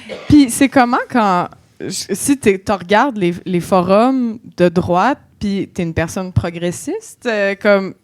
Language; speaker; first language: French; native; French